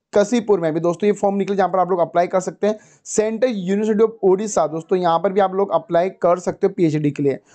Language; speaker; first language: Hindi; native; Hindi